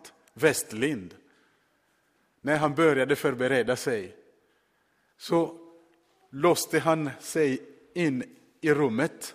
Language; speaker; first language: Swedish; non-native, fluent; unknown